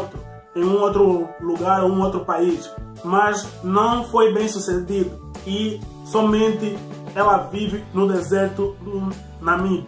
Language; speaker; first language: Portuguese; native; Portuguese